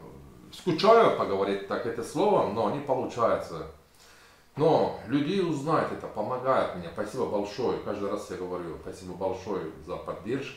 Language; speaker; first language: Russian; non-native, learner; Turkish